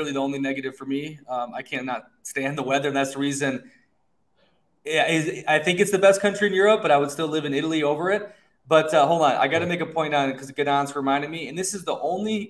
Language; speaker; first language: English; native; English